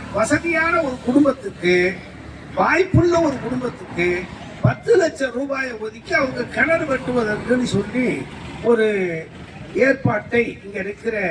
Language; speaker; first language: Tamil; native; Tamil